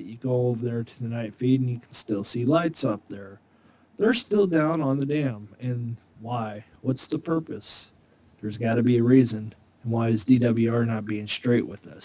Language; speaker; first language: English; native; English